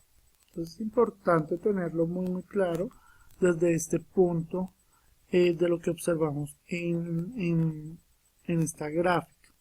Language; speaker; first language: Spanish; native; Spanish